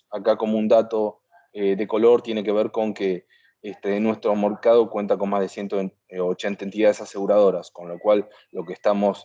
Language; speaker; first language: Spanish; native; Spanish